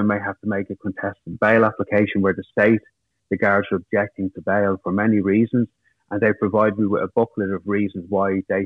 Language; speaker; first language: English; native; English